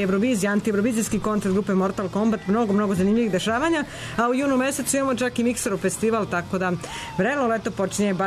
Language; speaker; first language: Serbian; native; Serbian